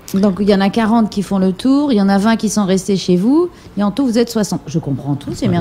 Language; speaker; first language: French; native; French